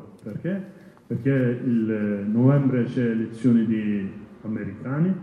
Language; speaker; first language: Italian; non-native, learner; Kurdish